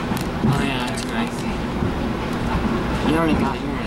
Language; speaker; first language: English; native; English